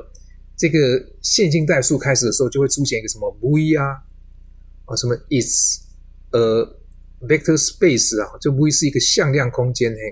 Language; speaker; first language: Chinese; native; Chinese